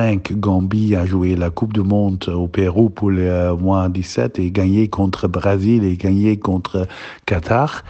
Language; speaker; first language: French; non-native, learner; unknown